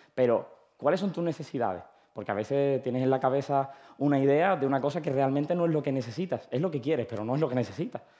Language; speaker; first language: Spanish; native; Spanish